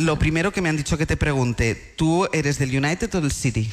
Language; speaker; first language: Spanish; native; Spanish